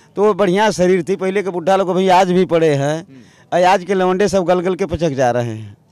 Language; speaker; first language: Hindi; native; Hindi